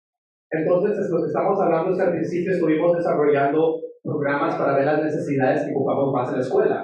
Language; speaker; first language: Spanish; native; Spanish